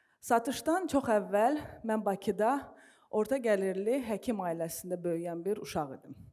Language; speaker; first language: Azerbaijani; non-native, local second language; Russian